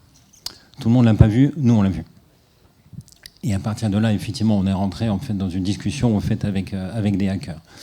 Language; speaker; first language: French; native; French